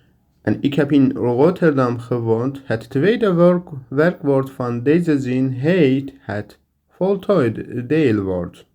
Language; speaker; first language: Dutch; non-native, learner; Turkish